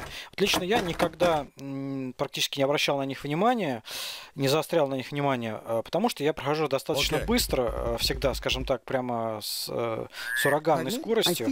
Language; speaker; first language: Russian; native; Russian